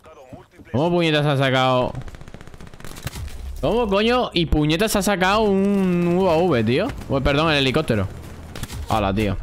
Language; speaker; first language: Spanish; native; Spanish